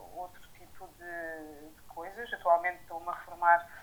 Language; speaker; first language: Portuguese; non-native, fluent; French